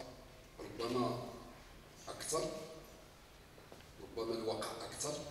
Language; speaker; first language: Arabic; native; Arabic